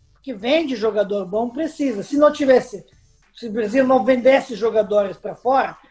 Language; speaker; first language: Portuguese; non-native, fluent; Serbian